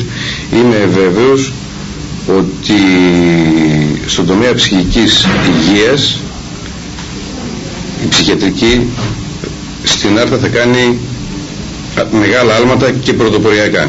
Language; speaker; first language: Greek; native; Greek